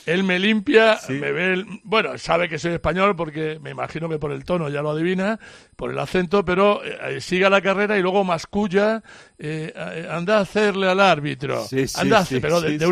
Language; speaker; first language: Spanish; native; Spanish